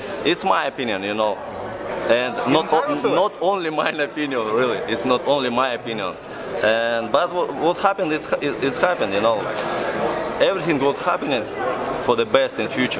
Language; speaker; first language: English; non-native, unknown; Russian